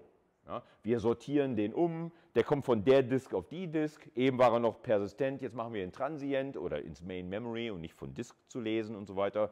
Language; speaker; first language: German; native; German